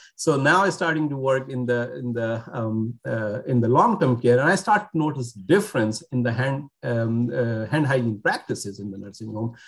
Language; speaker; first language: English; non-native, local second language; Urdu